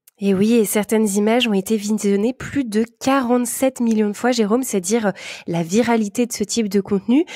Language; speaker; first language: French; native; French